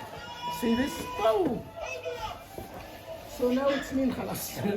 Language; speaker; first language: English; non-native, learner; Arabic